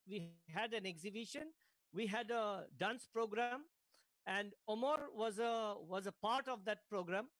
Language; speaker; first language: English; non-native, local second language; Bangla